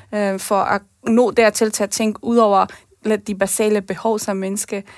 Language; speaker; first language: Danish; early bilingual, other home language; Persian